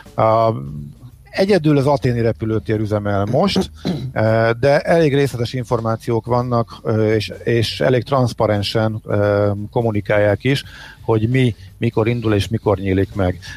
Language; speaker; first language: Hungarian; native; Hungarian